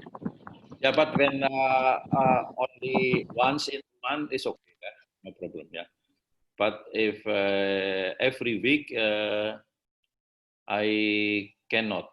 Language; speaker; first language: English; non-native, learner; Indonesian